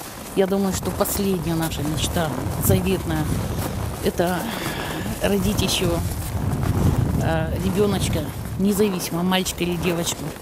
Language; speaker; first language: Russian; native; Russian